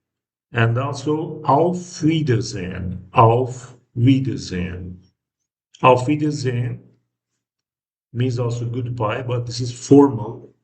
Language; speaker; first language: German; non-native, fluent; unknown